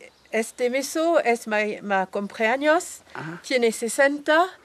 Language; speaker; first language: Spanish; non-native, learner; French